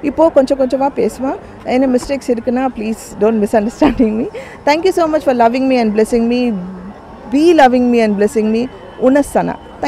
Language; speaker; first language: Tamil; non-native, learner; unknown